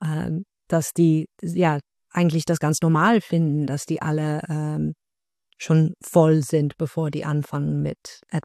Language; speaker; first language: German; non-native, fluent; Dutch